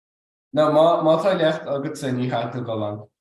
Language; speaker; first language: Irish; non-native, local second language; English